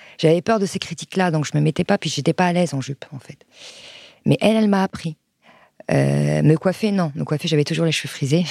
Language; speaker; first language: French; early bilingual, other home language; Arabic